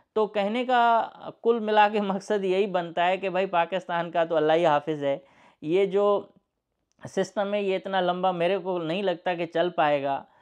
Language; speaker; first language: Urdu; non-native, local second language; Sindhi